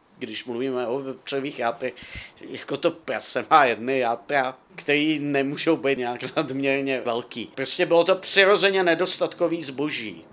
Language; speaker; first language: Czech; native; Czech